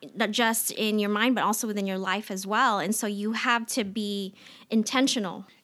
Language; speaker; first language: English; non-native, local second language; Filipino